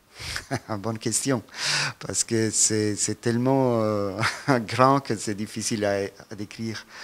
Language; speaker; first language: French; non-native, fluent; Italian